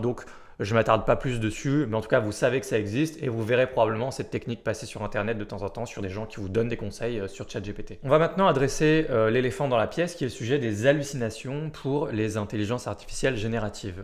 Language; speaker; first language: French; native; French